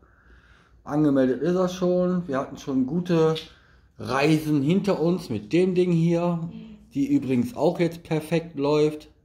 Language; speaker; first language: German; native; German